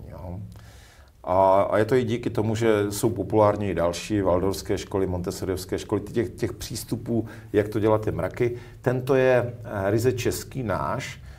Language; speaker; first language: Czech; native; Czech